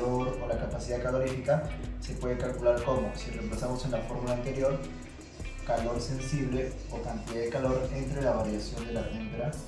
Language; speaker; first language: Spanish; native; Spanish